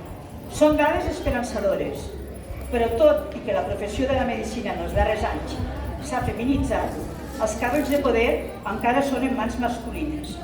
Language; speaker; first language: Catalan; native; Catalan